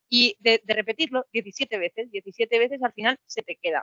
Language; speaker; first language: Spanish; native; Spanish